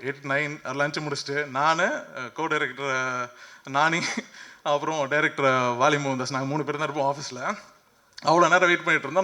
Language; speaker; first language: Tamil; native; Tamil